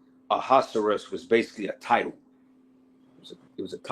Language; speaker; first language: English; native; English